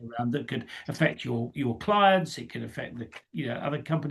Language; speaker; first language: English; native; English